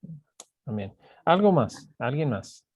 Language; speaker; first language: Spanish; non-native, fluent; English